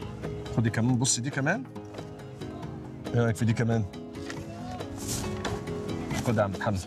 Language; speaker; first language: Arabic; native; Arabic